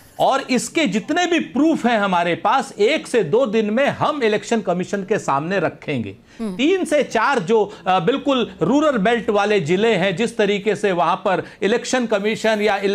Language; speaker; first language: Hindi; native; Hindi